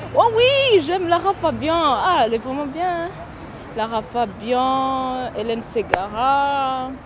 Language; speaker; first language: French; non-native, fluent; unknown